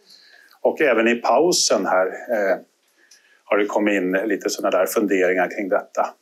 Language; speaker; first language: Swedish; native; Swedish